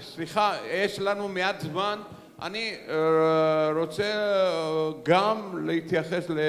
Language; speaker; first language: Hebrew; non-native, fluent; Georgian